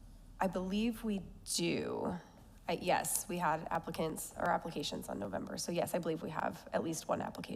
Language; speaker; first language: English; native; English